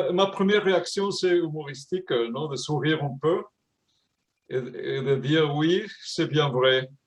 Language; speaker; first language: French; non-native, fluent; Spanish